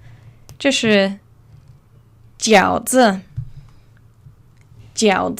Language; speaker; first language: Chinese; non-native, fluent; English